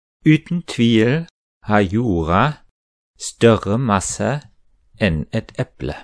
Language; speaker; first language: Norwegian; non-native, fluent; German